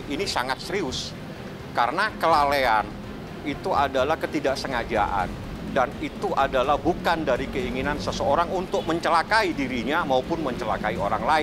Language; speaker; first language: Indonesian; native; Indonesian